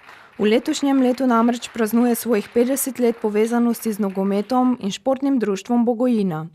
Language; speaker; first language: Slovenian; native; Slovenian